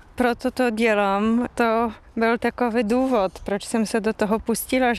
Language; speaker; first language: Czech; non-native, fluent; Polish